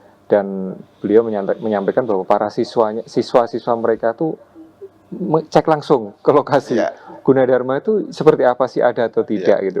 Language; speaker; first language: Indonesian; native; Indonesian